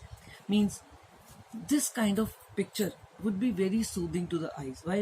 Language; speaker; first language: English; non-native, local second language; Hindi